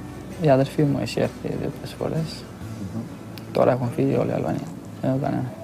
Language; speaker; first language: Greek; non-native, fluent; Albanian